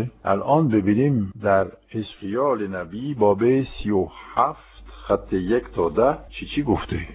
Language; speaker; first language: Persian; non-native, fluent; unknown